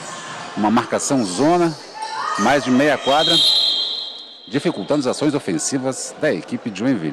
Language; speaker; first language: Portuguese; native; Portuguese